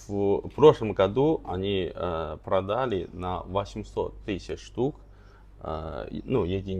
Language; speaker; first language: Russian; non-native, learner; Chinese